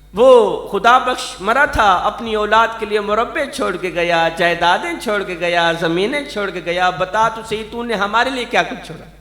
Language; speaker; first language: Urdu; non-native, local second language; Saraiki